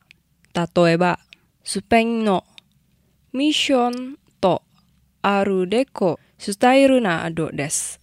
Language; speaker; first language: Japanese; non-native, fluent; Indonesian